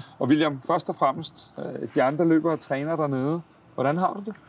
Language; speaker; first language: Danish; native; Danish